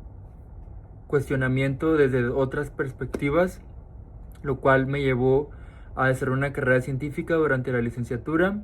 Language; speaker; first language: Spanish; native; Spanish